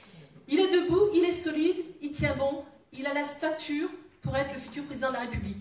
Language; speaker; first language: French; native; French